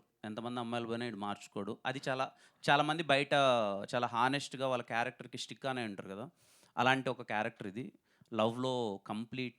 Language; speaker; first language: Telugu; native; Telugu